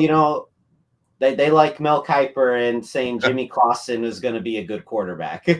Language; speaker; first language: English; native; English